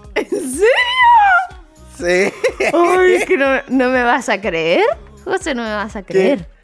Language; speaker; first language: Spanish; native; Spanish